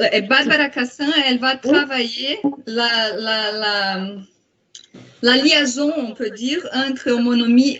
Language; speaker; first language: French; non-native, fluent; Portuguese